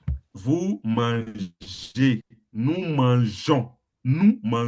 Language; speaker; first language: French; non-native, fluent; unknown